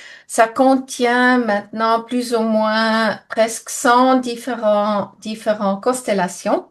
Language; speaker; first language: French; non-native, fluent; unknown